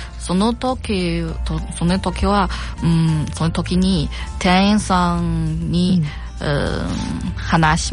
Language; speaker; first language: Japanese; non-native, learner; Chinese